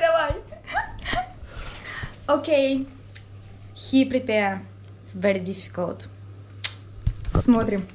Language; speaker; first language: English; non-native, learner; Russian